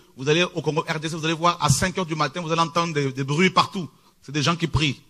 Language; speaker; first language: French; early bilingual, other home language; Lingala